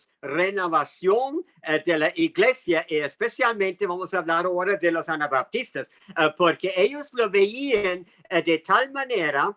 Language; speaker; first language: Spanish; non-native, fluent; English